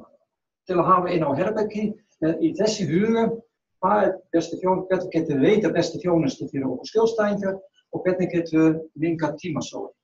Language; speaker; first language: Icelandic; non-native, learner; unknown